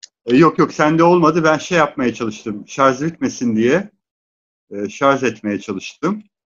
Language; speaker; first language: Turkish; non-native, local second language; Arabic